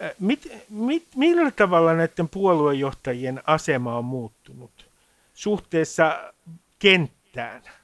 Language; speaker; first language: Finnish; native; Finnish